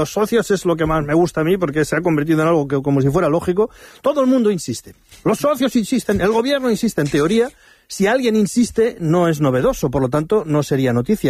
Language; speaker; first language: Spanish; native; Spanish